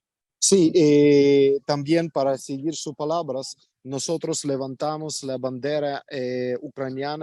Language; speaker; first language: Spanish; non-native, fluent; Ukrainian